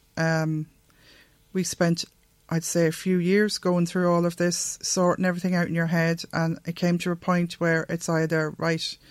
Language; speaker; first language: English; native; English